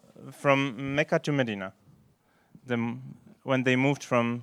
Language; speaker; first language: English; non-native, fluent; Czech